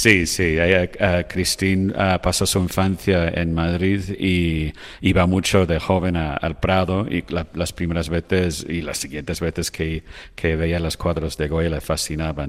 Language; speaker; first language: Spanish; non-native, fluent; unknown